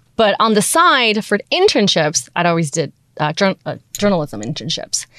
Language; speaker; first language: English; early bilingual, other home language; Chinese